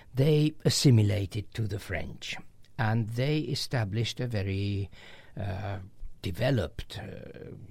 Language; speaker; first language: English; non-native, fluent; Hungarian